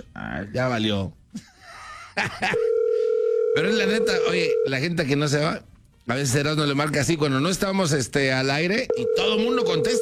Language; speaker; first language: Spanish; native; Spanish